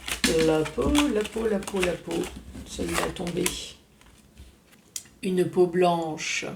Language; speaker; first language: French; native; French